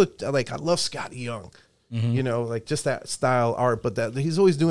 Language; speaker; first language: English; native; English